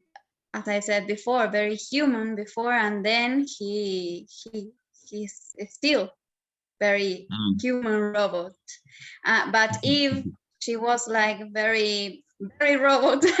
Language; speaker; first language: English; non-native, learner; Spanish